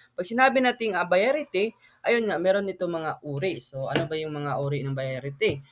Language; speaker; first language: Filipino; non-native, local second language; Cebuano